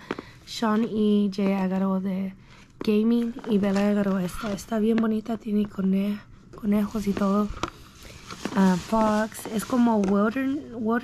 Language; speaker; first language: Spanish; early bilingual, heritage; English